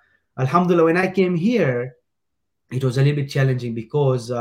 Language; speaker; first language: English; non-native, local second language; Gujarati